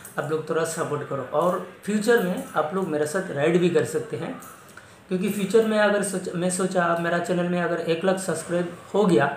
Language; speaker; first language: Hindi; non-native, local second language; Assamese